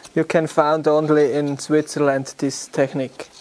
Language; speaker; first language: English; non-native, learner; German